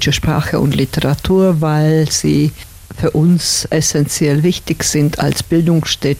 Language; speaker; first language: German; non-native, fluent; Slovak